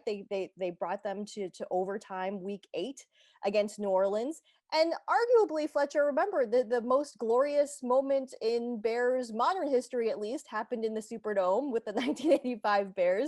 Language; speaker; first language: English; native; English